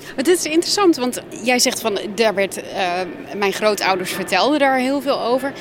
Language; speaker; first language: Dutch; native; Dutch